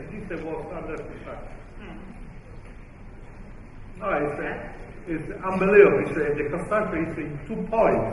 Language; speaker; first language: English; non-native, fluent; Italian